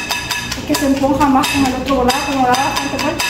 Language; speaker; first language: Spanish; native; Spanish